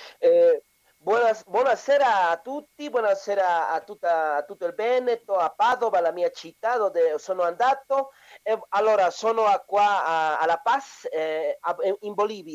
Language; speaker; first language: Italian; non-native, learner; Spanish